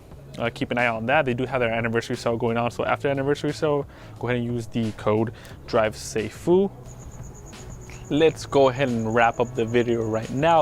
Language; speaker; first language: English; native; English